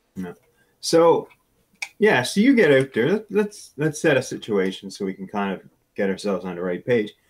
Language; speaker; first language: English; native; English